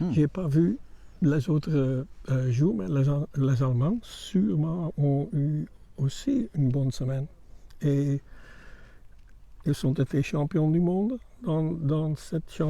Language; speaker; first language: French; non-native, learner; Dutch